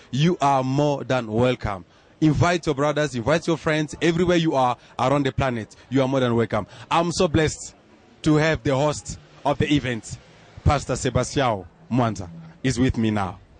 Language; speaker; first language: English; non-native, fluent; Lingala